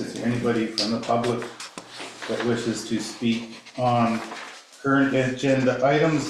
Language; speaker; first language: English; native; English